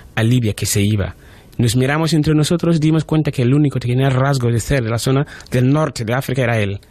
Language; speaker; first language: Spanish; non-native, fluent; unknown